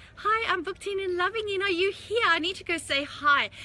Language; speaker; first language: English; native; English